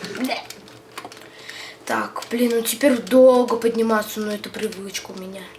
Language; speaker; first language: Russian; native; Russian